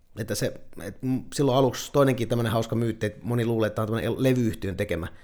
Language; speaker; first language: Finnish; native; Finnish